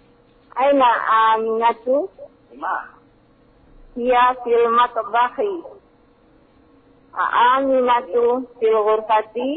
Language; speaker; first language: Arabic; non-native, learner; Indonesian